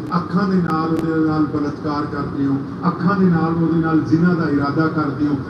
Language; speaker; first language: Punjabi; non-native, local second language; Urdu